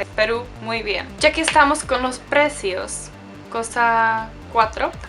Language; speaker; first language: Spanish; non-native, fluent; Czech